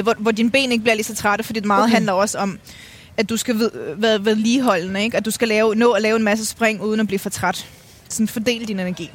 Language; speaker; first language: Danish; early bilingual, other home language; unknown